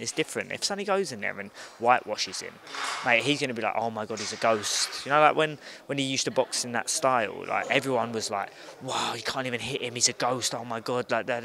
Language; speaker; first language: English; native; English